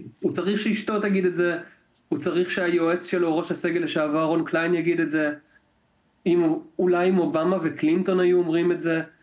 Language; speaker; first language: Hebrew; native; Hebrew